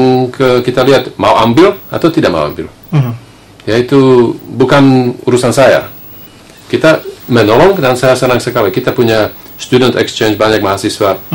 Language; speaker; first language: Indonesian; non-native, fluent; Slovak